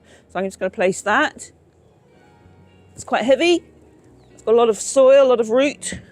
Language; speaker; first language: English; native; English